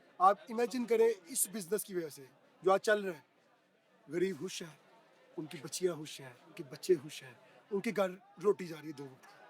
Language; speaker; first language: Urdu; non-native, local second language; Punjabi